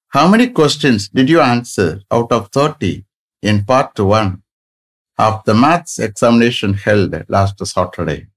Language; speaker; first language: English; non-native, local second language; Tamil